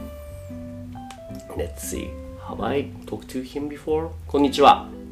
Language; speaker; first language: English; non-native, fluent; Japanese